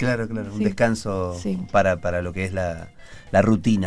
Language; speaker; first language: Spanish; native; Spanish